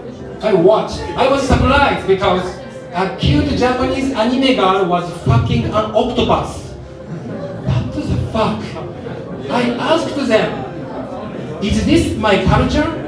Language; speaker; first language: English; non-native, fluent; Japanese